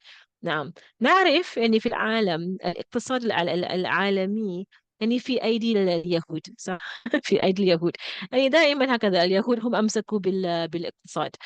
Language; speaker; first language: Arabic; non-native, fluent; English